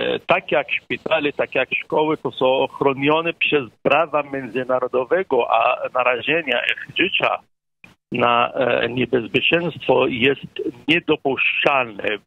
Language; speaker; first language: Polish; non-native, fluent; Arabic